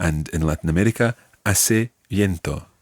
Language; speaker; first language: Spanish; non-native, fluent; English